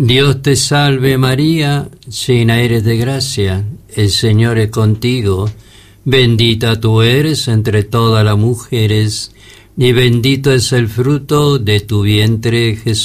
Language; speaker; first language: Spanish; native; Spanish